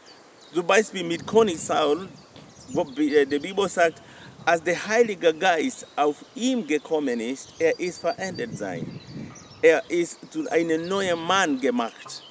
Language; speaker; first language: German; non-native, learner; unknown